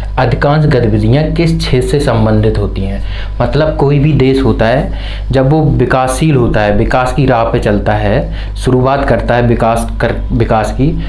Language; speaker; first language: Hindi; native; Hindi